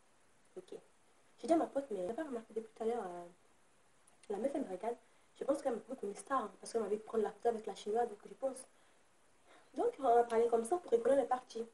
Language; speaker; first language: French; native; French